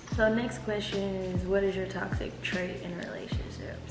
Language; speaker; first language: English; native; English